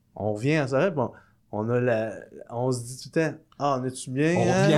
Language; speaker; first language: French; native; French